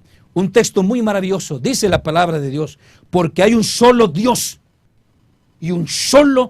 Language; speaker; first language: Spanish; native; Spanish